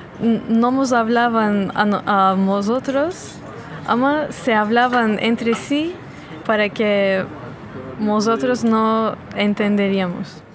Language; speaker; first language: Spanish; non-native, fluent; Turkish